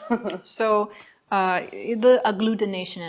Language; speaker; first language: Malayalam; non-native, learner; English